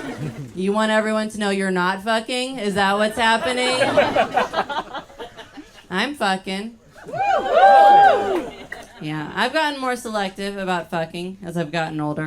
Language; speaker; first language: English; native; English